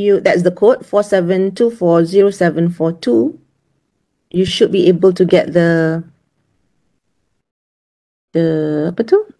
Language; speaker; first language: English; non-native, local second language; Malay